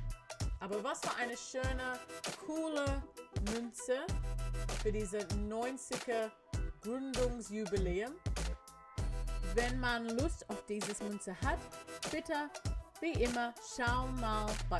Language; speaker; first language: German; non-native, learner; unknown